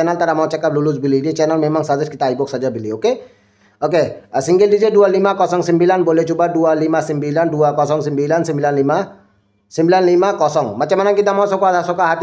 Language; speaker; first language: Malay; non-native, local second language; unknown